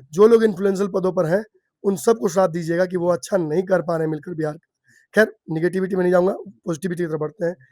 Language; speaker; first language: Hindi; native; Hindi